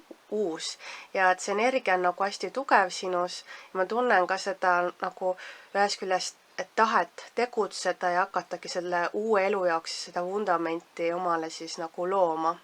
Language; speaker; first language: Estonian; native; Estonian